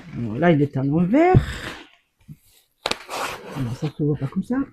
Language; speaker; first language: French; native; French